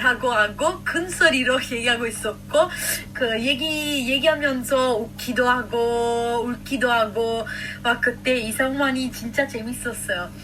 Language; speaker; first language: Korean; non-native, fluent; Italian